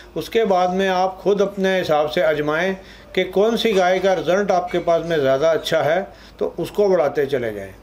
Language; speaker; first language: Hindi; non-native, local second language; Punjabi